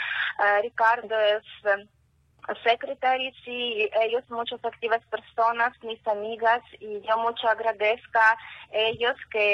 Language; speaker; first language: Spanish; non-native, learner; Ukrainian